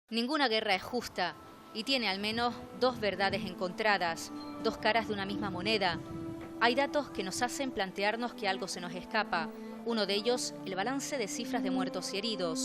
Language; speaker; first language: Spanish; native; Spanish